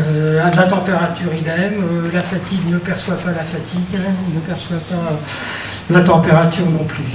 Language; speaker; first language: French; native; French